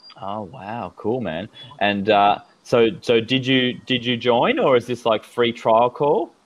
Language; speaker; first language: English; native; English